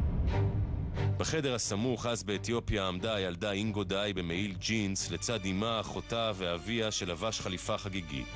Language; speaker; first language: Hebrew; native; Hebrew